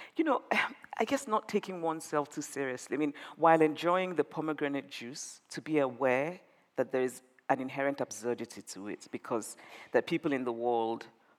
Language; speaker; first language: English; non-native, local second language; Igbo